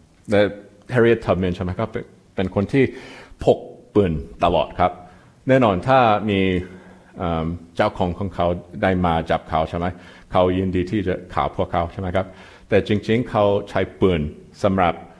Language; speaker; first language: Thai; non-native, fluent; English